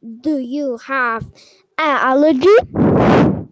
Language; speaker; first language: English; non-native, learner; Spanish